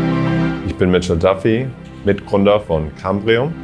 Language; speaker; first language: German; non-native, fluent; English